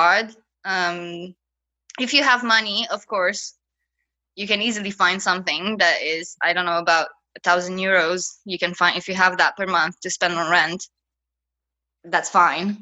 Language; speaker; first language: English; non-native, fluent; Romanian